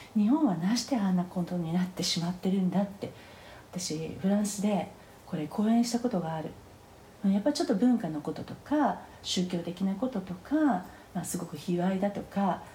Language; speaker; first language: Japanese; native; Japanese